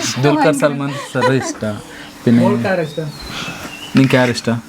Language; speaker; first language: Malayalam; early bilingual, heritage; Malayalam